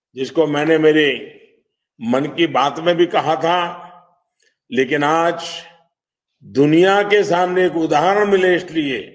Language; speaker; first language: Hindi; non-native, local second language; Gujarati